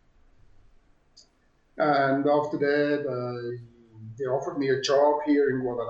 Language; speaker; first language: English; non-native, fluent; Swiss German